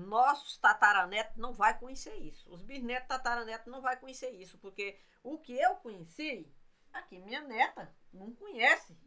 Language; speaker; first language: Portuguese; native; Portuguese